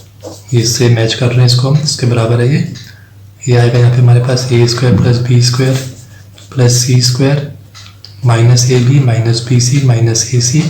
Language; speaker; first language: Hindi; native; Hindi